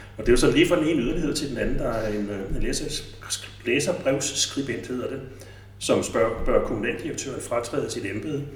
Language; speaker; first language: Danish; native; Danish